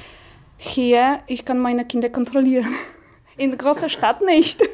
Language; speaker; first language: German; non-native, learner; Polish